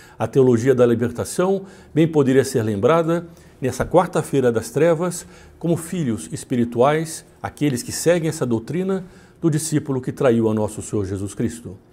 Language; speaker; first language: Portuguese; native; Portuguese